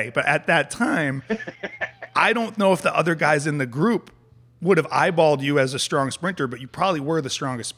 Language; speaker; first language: English; native; English